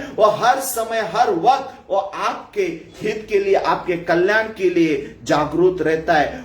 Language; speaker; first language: Hindi; non-native, local second language; Marathi